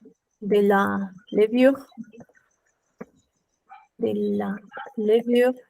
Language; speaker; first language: French; non-native, fluent; Spanish